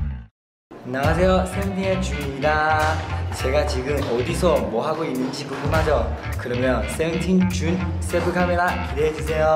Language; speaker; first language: Korean; non-native, learner; Chinese